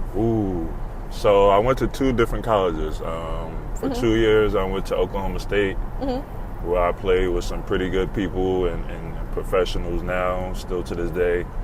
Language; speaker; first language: English; native; English